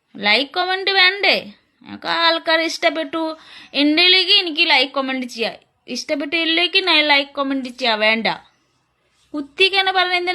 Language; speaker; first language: Malayalam; non-native, learner; Bangla